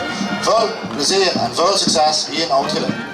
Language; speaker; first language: Dutch; native; Dutch